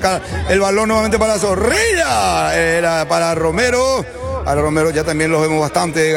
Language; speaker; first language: Spanish; native; Spanish